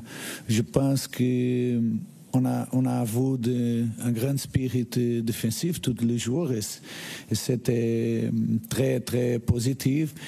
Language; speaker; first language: French; non-native, learner; Portuguese